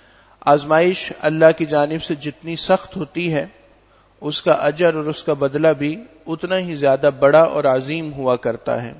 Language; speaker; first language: Urdu; native; Urdu